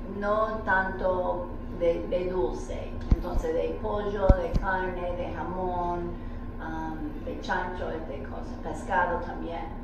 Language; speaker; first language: Spanish; non-native, learner; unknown